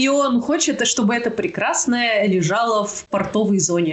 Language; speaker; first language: Russian; native; Russian